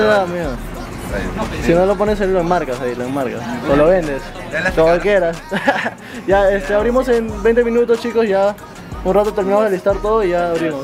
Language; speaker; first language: Spanish; native; Spanish